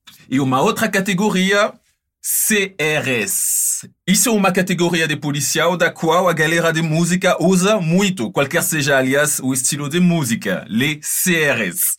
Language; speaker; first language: Portuguese; non-native, fluent; French